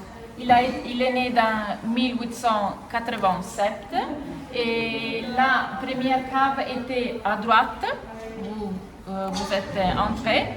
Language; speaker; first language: French; non-native, fluent; Italian